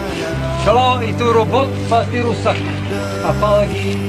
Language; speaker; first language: Indonesian; non-native, fluent; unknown